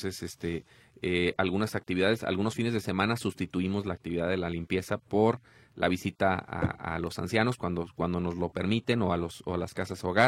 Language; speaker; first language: Spanish; native; Spanish